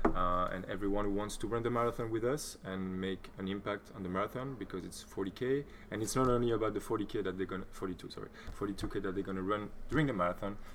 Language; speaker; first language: English; non-native, fluent; French